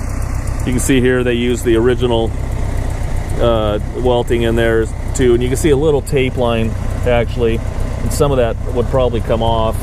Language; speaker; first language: English; native; English